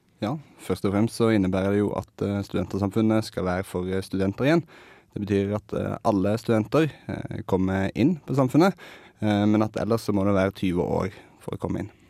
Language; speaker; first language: Norwegian; native; Norwegian